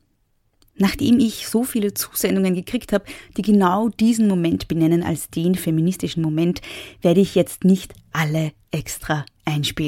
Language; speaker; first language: German; native; German